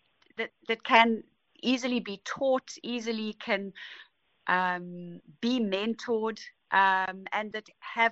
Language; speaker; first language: English; native; English